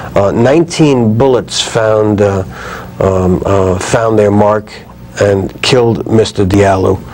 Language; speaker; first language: English; native; English